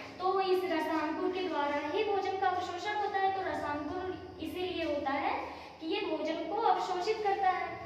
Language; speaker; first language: Hindi; native; Hindi